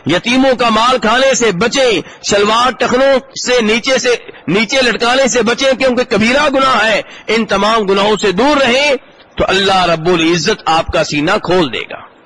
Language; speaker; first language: Urdu; native; Urdu